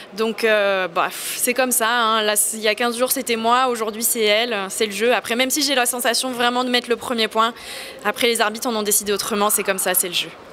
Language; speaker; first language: French; native; French